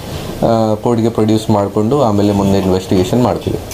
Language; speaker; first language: Kannada; non-native, fluent; Hindi